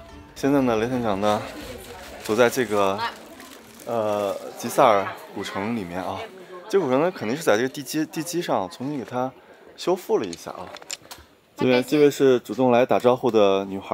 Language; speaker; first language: Chinese; native; Chinese